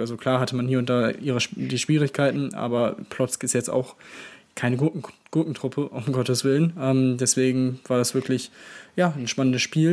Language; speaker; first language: German; native; German